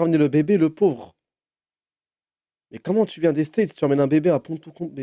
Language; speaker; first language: French; native; French